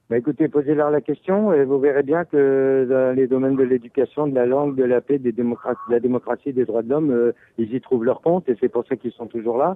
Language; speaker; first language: French; native; French